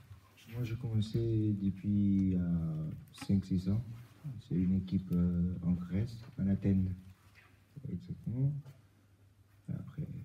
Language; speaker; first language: French; non-native, learner; Albanian